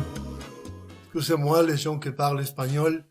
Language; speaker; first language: French; non-native, fluent; Spanish